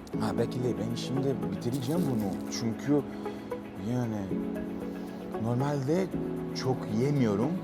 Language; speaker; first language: Turkish; non-native, learner; Portuguese